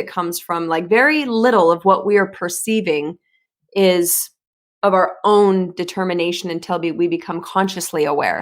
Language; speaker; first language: English; native; English